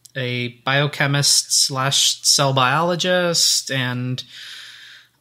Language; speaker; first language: English; native; English